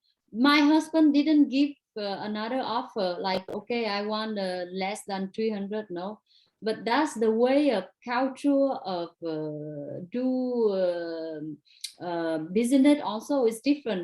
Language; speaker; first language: English; non-native, fluent; Vietnamese